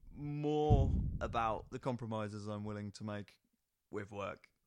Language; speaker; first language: English; native; English